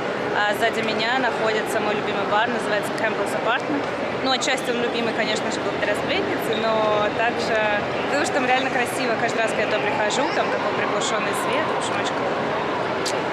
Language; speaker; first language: Russian; native; Russian